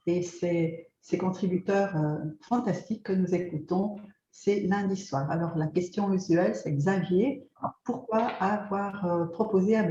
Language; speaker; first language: French; native; French